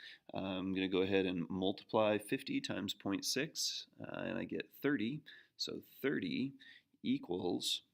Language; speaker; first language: English; native; English